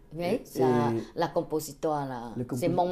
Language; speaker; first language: French; non-native, learner; Khmer